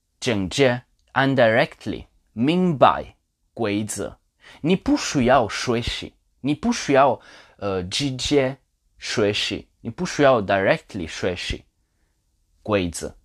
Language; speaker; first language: Chinese; non-native, learner; Polish